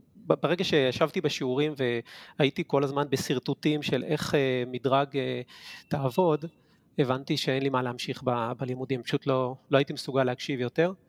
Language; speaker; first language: Hebrew; native; Hebrew